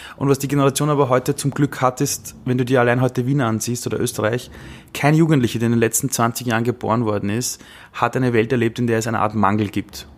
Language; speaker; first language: German; early bilingual, other home language; Persian